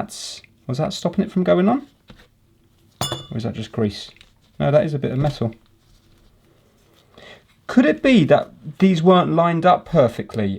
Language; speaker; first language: English; native; English